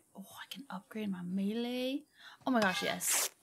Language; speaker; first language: English; native; English